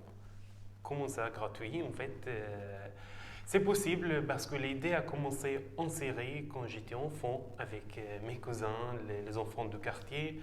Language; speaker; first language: French; non-native, fluent; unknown